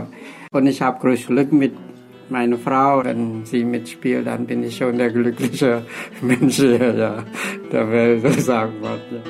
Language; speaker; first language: German; non-native, fluent; Khmer